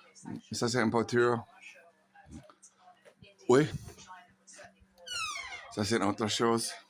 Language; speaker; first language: French; non-native, learner; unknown